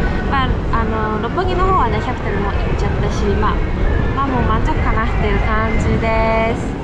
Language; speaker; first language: Japanese; native; Japanese